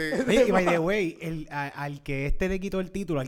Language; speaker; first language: Spanish; native; Spanish